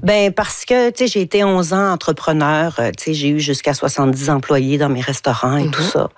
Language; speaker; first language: French; native; French